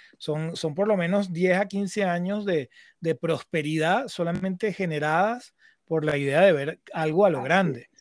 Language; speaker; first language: Spanish; native; Spanish